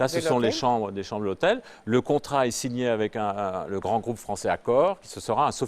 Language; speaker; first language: French; native; French